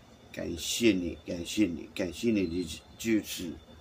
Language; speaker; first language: Chinese; non-native, fluent; English